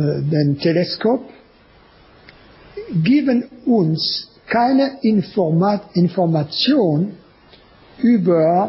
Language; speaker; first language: German; non-native, learner; French